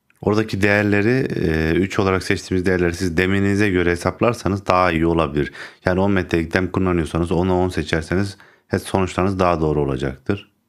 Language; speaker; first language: Turkish; native; Turkish